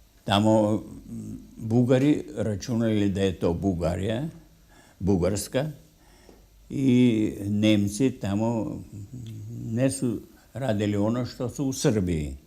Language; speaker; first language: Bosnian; non-native, fluent; Russian